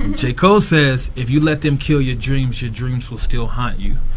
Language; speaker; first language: English; early bilingual, other home language; Spanish